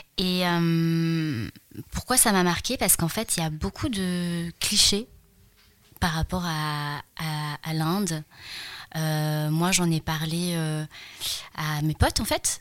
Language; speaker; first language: French; early bilingual, other home language; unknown